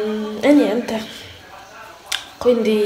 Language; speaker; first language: Italian; native; Italian